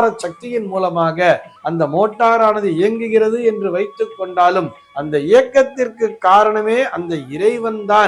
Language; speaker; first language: Tamil; native; Tamil